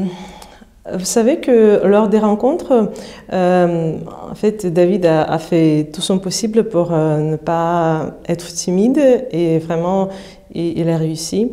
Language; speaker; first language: French; non-native, fluent; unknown